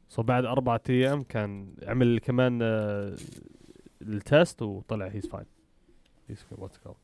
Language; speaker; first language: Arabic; early bilingual, heritage; Arabic